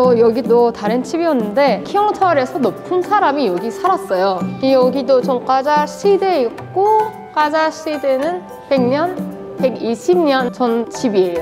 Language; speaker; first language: Korean; non-native, fluent; Persian